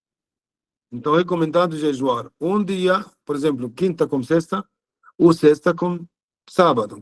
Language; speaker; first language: Portuguese; non-native, learner; Arabic